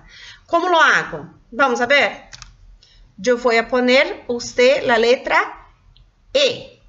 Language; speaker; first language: Spanish; non-native, local second language; Portuguese